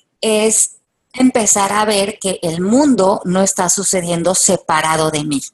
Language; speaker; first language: Spanish; native; Spanish